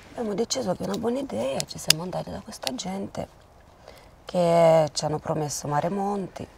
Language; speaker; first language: Italian; non-native, fluent; Romanian